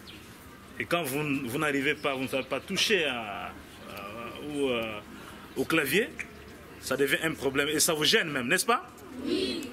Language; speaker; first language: French; non-native, local second language; Kongo